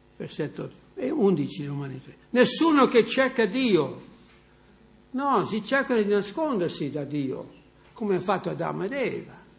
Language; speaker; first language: Italian; non-native, fluent; English